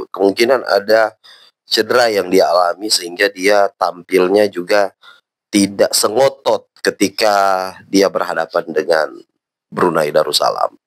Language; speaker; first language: Indonesian; native; Indonesian